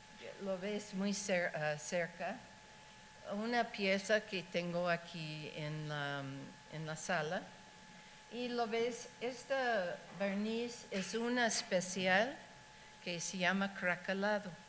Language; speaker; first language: Spanish; non-native, fluent; English